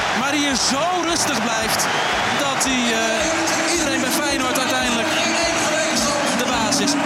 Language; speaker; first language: Dutch; native; Dutch